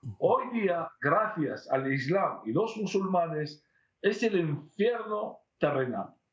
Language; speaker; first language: Spanish; non-native, fluent; Syriac